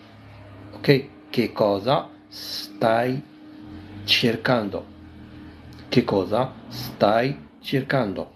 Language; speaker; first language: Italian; non-native, fluent; Arabic